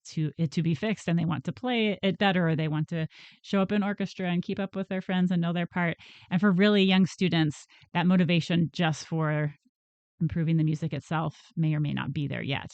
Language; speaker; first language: English; native; English